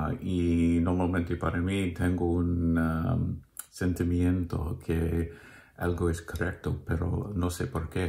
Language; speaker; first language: Spanish; non-native, learner; English